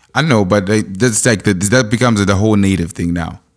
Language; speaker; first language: English; non-native, local second language; Shona